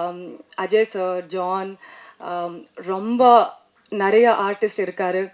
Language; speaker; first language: Tamil; non-native, learner; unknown